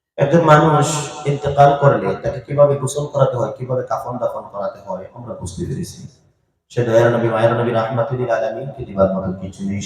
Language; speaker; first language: Bangla; non-native, local second language; Assamese